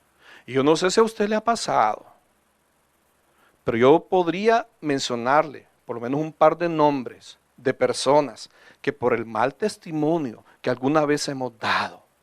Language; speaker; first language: Spanish; native; Spanish